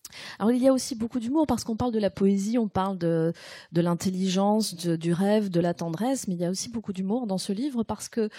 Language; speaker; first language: French; native; French